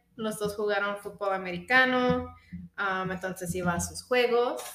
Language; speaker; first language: Spanish; early bilingual, heritage; English